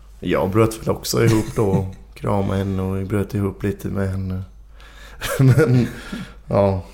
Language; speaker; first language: Swedish; native; Swedish